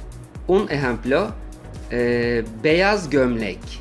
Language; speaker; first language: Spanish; non-native, fluent; Turkish